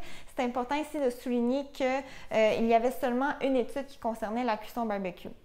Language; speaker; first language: French; native; French